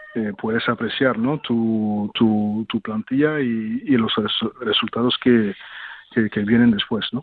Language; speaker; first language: Spanish; non-native, fluent; French